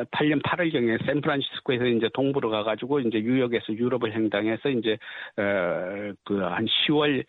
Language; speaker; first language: Korean; native; Korean